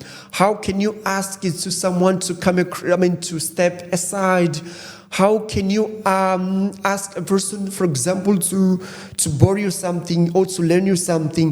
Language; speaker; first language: English; non-native, fluent; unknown